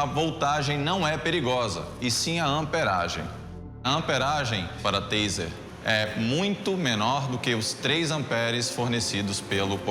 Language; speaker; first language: Portuguese; native; Portuguese